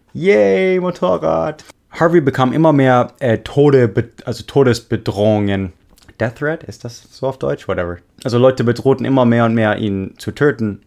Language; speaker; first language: German; non-native, fluent; English